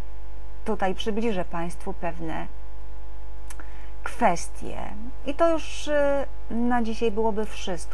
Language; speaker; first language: Polish; native; Polish